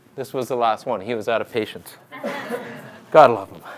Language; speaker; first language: English; native; English